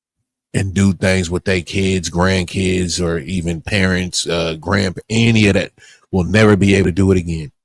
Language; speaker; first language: English; native; English